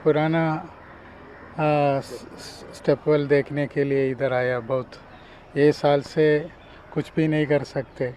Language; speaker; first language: Hindi; non-native, learner; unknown